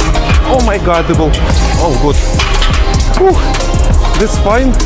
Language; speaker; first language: English; non-native, learner; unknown